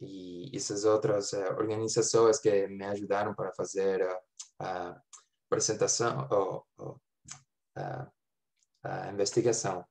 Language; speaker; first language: Portuguese; non-native, fluent; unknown